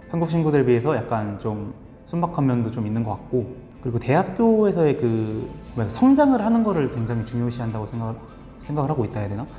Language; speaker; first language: Korean; native; Korean